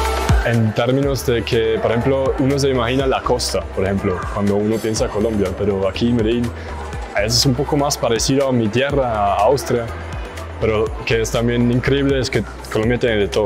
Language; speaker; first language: Spanish; non-native, fluent; German